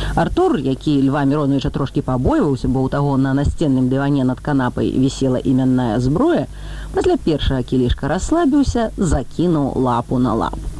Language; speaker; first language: Belarusian; native; Belarusian